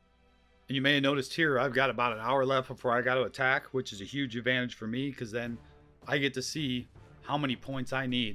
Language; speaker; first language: English; native; English